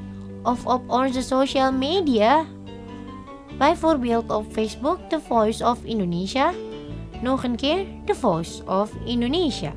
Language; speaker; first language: Dutch; non-native, learner; Indonesian